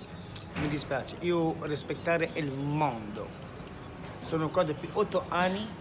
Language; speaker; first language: Italian; non-native, learner; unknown